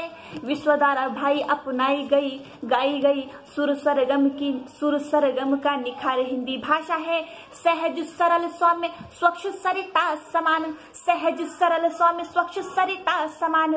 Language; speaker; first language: Hindi; native; Hindi